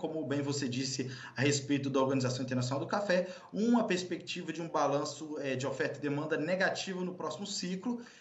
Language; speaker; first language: Portuguese; native; Portuguese